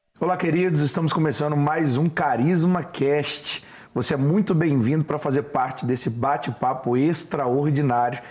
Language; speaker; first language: Portuguese; native; Portuguese